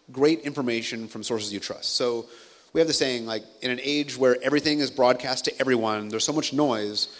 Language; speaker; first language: English; native; English